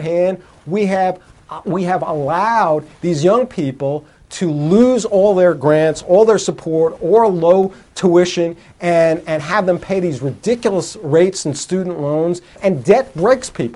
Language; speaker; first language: English; native; English